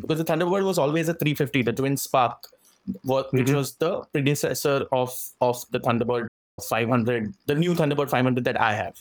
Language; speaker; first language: English; non-native, local second language; Marathi